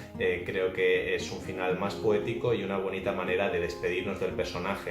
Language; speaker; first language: Spanish; native; Spanish